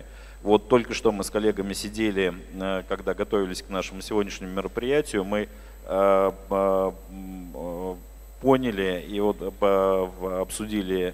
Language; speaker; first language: Russian; native; Russian